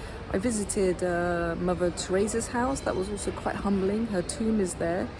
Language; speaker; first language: English; native; English